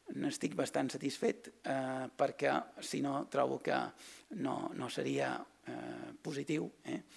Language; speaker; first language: Catalan; native; Catalan